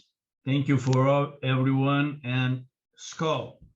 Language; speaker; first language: English; non-native, learner; Portuguese